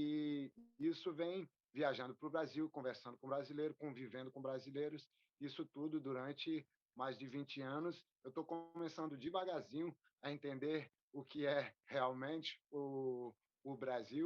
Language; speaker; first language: Portuguese; non-native, fluent; French